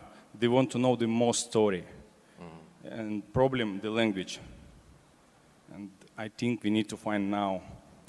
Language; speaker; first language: English; non-native, learner; Russian